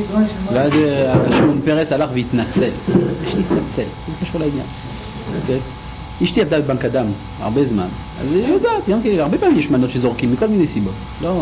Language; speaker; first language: Hebrew; native; Hebrew